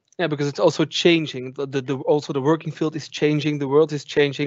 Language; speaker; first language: English; non-native, fluent; Dutch